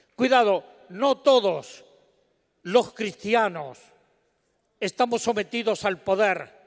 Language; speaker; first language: Spanish; native; Spanish